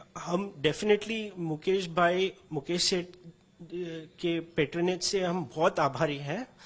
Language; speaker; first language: Hindi; non-native, local second language; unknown